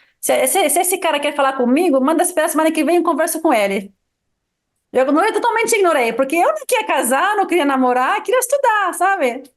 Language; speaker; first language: Portuguese; non-native, fluent; Arabic